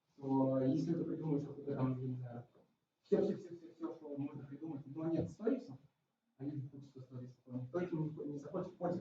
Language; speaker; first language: Russian; native; Russian